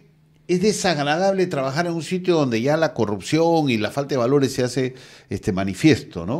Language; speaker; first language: Spanish; native; Spanish